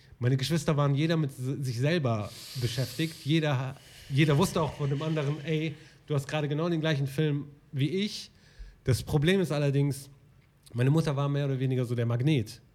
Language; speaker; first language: German; early bilingual, other home language; Arabic